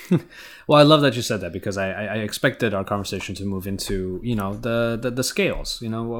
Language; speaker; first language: English; early bilingual, other home language; Filipino